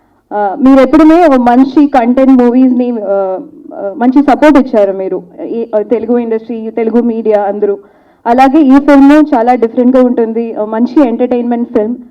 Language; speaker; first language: Telugu; non-native, learner; Tamil